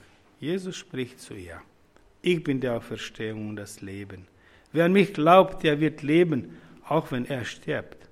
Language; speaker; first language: German; non-native, fluent; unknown